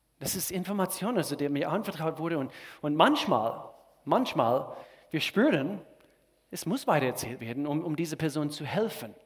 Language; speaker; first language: German; non-native, fluent; English